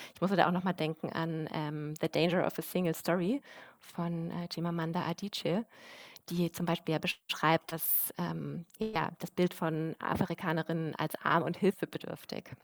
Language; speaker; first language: German; native; German